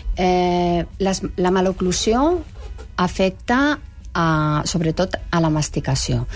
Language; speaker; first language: Catalan; non-native, local second language; Spanish